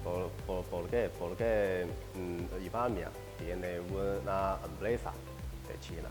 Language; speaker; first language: Spanish; non-native, learner; Chinese